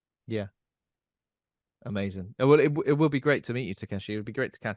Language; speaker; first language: English; native; English